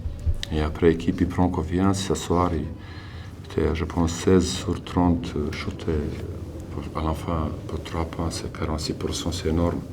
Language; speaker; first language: French; non-native, learner; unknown